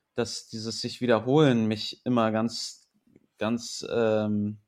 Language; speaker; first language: German; native; German